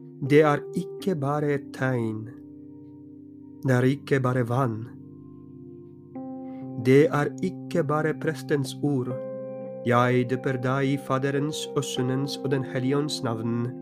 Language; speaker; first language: Norwegian; non-native, fluent; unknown